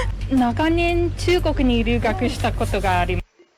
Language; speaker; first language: Japanese; non-native, fluent; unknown